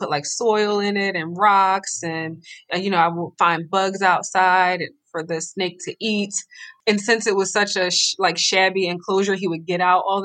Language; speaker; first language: English; native; English